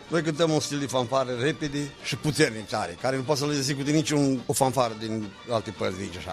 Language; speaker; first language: Romanian; native; Romanian